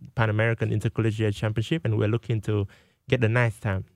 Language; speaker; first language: English; non-native, fluent; Vietnamese